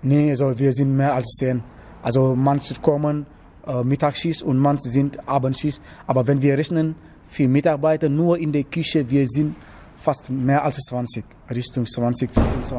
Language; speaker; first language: German; non-native, learner; Wolof